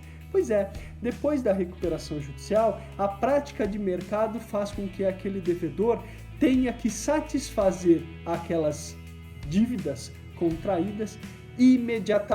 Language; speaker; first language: Portuguese; native; Portuguese